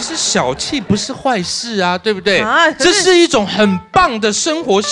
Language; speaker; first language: Chinese; native; Chinese